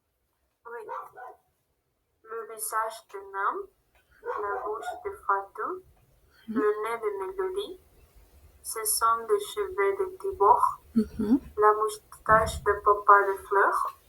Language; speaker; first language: French; non-native, learner; Spanish